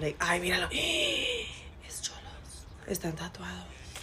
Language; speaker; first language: Spanish; early bilingual, heritage; Spanish